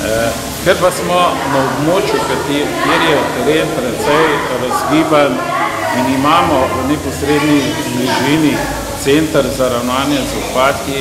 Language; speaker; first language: Slovenian; native; Slovenian